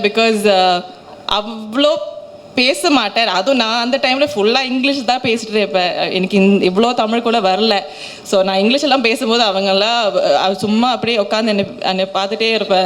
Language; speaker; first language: Tamil; non-native, learner; Malayalam